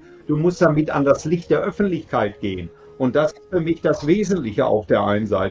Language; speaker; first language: German; native; German